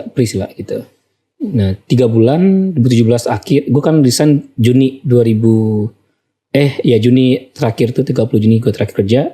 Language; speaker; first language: Indonesian; native; Indonesian